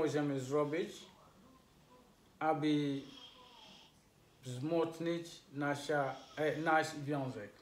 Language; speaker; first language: Polish; non-native, learner; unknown